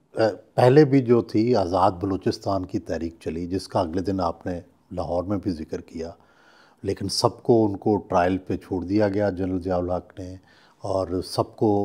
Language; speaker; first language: Urdu; non-native, local second language; Punjabi